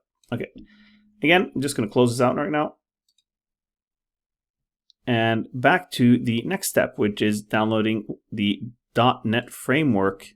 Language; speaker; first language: English; non-native, fluent; Norwegian